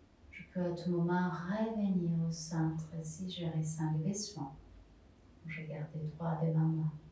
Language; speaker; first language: French; non-native, fluent; Spanish